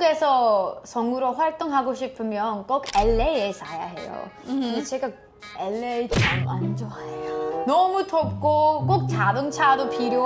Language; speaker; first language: Korean; non-native, fluent; English